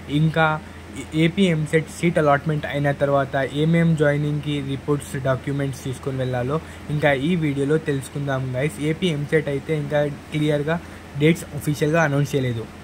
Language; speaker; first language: Telugu; non-native, local second language; Urdu